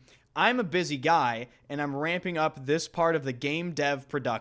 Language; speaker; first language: English; native; English